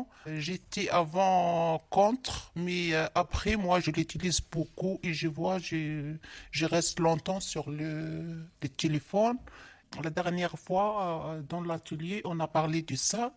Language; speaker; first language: French; non-native, learner; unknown